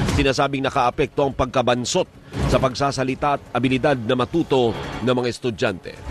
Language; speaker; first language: Filipino; native; Filipino